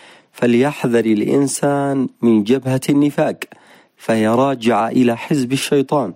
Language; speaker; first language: Arabic; native; Arabic